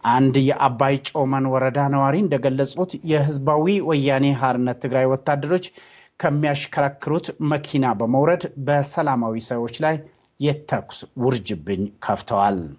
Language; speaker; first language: Amharic; non-native, local second language; Oromo